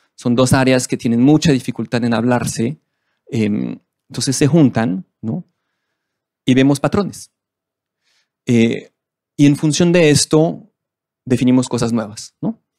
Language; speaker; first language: Spanish; non-native, fluent; French